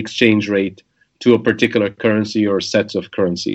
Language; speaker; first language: English; non-native, fluent; Arabic